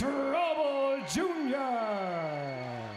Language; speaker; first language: English; native; English